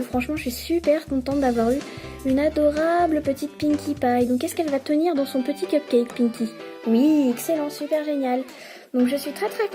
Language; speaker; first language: French; native; French